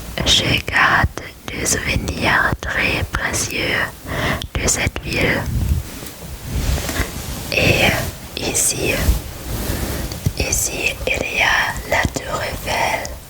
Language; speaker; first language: French; non-native, learner; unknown